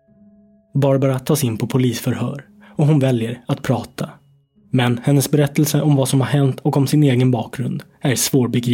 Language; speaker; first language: Swedish; native; Swedish